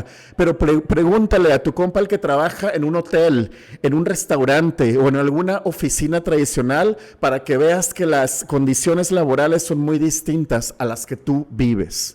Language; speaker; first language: Spanish; native; Spanish